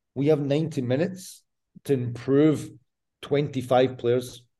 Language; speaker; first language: English; native; English